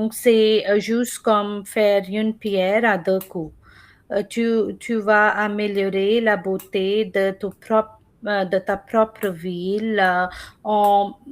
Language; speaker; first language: French; non-native, fluent; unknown